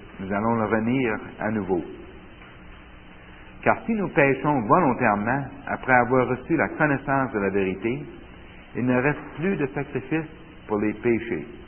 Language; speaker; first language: French; native; French